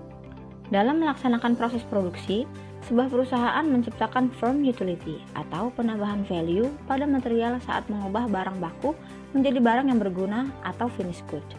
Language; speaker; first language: Indonesian; native; Indonesian